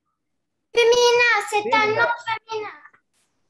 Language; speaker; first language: French; non-native, learner; Arabic